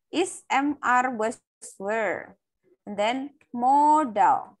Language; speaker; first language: English; non-native, fluent; Indonesian